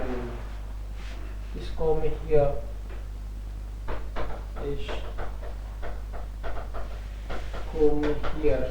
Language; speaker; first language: German; non-native, fluent; Hindi